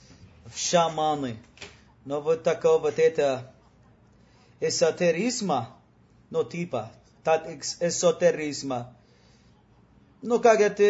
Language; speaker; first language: Russian; non-native, learner; Spanish